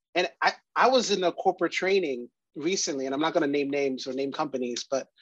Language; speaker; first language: English; early bilingual, other home language; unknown